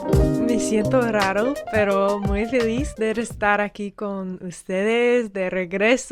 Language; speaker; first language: Spanish; non-native, learner; English